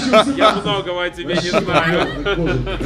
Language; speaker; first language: Russian; native; Russian